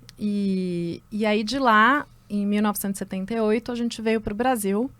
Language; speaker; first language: Portuguese; early bilingual, other home language; Spanish